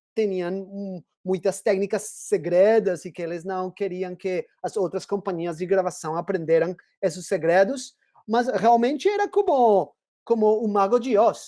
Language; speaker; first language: Portuguese; non-native, fluent; Spanish